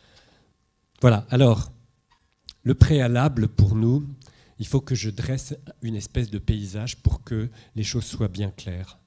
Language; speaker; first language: French; native; French